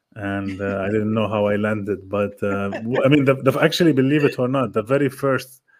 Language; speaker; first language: English; non-native, fluent; Arabic